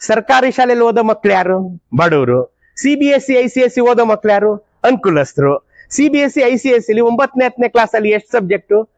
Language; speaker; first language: Kannada; native; Kannada